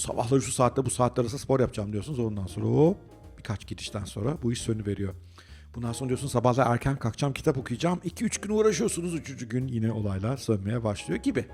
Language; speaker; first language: Turkish; native; Turkish